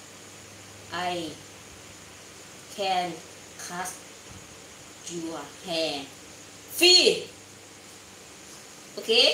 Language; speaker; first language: English; non-native, learner; Thai